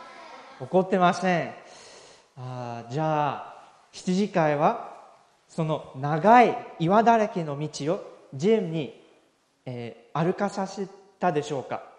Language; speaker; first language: Japanese; non-native, fluent; English